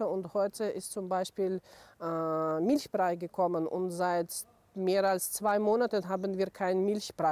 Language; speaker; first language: German; non-native, fluent; Ukrainian